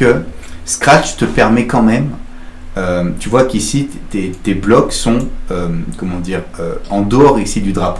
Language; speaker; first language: French; native; French